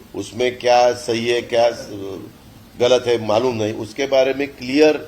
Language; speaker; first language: Hindi; non-native, local second language; Marathi